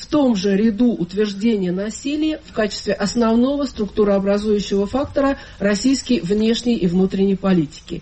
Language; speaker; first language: Russian; native; Russian